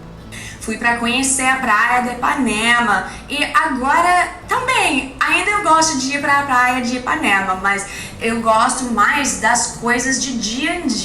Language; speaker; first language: Portuguese; non-native, learner; English